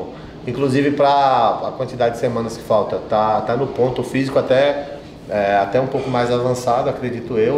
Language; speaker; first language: Portuguese; native; Portuguese